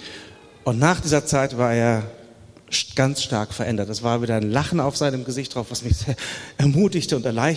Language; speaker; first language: German; native; German